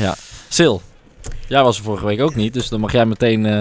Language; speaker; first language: Dutch; native; Dutch